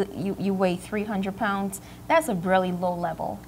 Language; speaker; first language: English; native; English